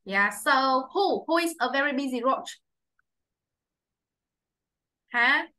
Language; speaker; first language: English; non-native, fluent; Vietnamese